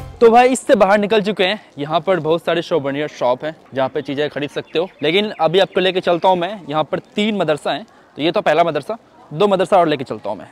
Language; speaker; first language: Hindi; native; Hindi